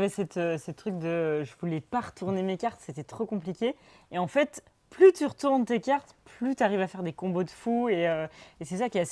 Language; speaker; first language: French; native; French